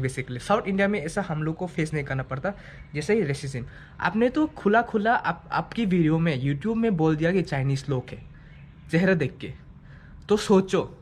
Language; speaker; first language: Hindi; non-native, local second language; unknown